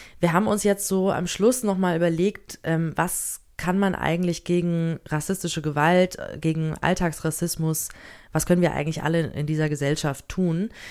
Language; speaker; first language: German; native; German